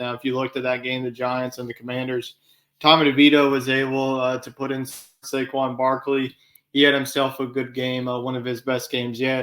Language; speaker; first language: English; native; English